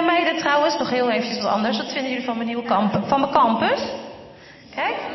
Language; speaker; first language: Dutch; native; Dutch